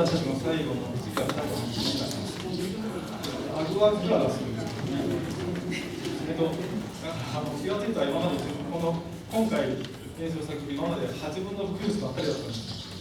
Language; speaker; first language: Japanese; native; Japanese